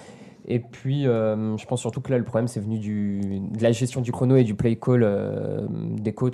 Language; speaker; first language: French; native; French